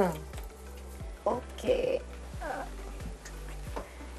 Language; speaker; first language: Japanese; non-native, learner; Cantonese